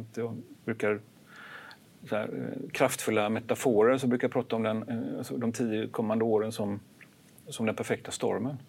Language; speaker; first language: Swedish; native; Swedish